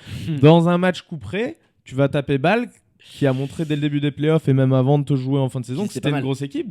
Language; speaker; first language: French; native; French